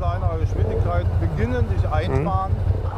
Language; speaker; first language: German; native; German